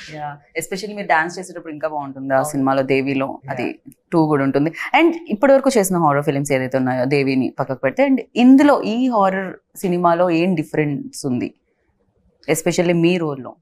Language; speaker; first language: Telugu; native; Telugu